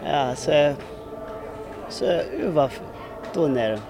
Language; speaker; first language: Finnish; non-native, learner; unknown